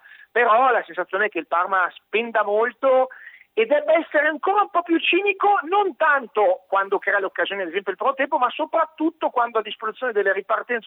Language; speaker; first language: Italian; native; Italian